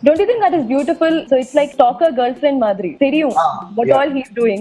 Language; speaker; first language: English; non-native, local second language; Tamil